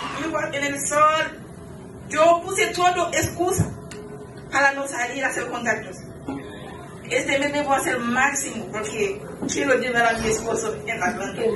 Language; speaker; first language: Spanish; non-native, fluent; Haitian Creole